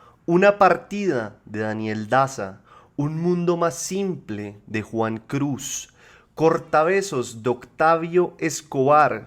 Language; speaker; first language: Spanish; native; Spanish